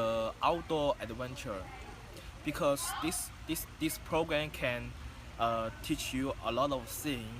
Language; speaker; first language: English; non-native, learner; Chinese